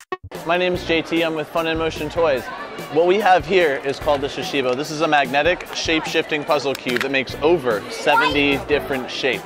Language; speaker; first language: English; native; English